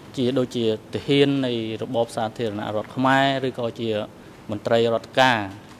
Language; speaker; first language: Khmer; native; Khmer